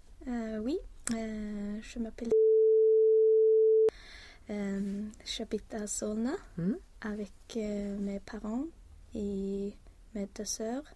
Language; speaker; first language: French; non-native, learner; Swedish